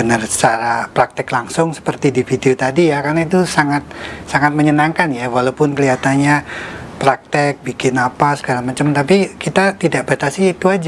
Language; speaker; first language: Indonesian; native; Indonesian